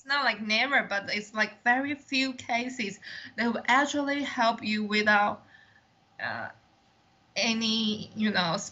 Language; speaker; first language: English; non-native, learner; Chinese